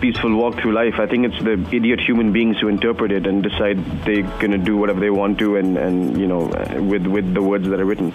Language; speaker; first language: English; non-native, local second language; Hindi